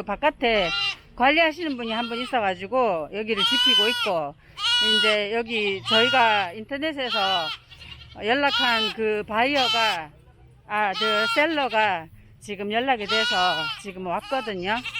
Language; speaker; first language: Korean; native; Korean